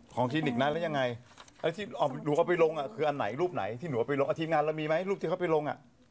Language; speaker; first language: Thai; native; Thai